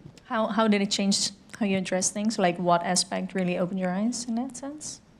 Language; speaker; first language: English; non-native, fluent; Dutch